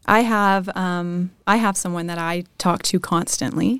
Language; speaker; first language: English; native; English